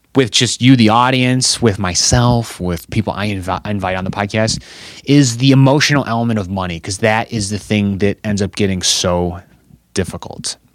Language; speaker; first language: English; native; English